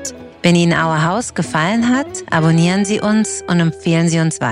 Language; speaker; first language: German; native; German